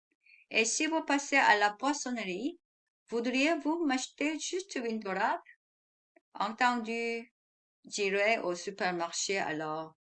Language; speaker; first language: French; non-native, fluent; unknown